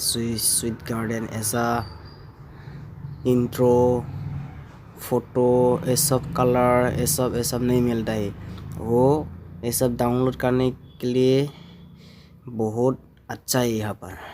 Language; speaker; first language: Hindi; non-native, local second language; Assamese